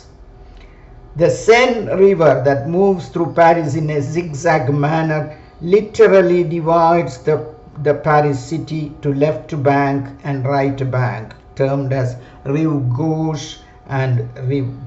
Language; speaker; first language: English; non-native, local second language; Malayalam